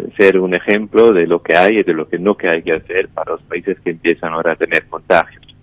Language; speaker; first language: Spanish; non-native, fluent; Italian